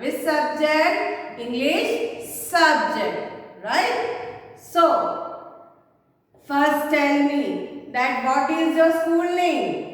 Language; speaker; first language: English; non-native, local second language; Hindi